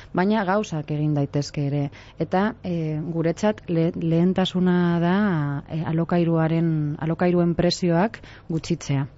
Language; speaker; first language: Basque; non-native, local second language; Spanish